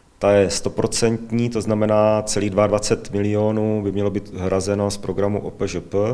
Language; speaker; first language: Czech; native; Czech